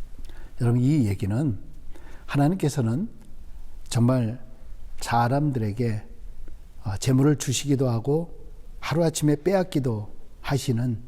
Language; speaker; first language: Korean; native; Korean